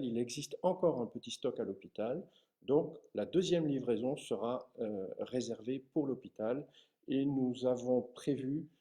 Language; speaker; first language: French; native; French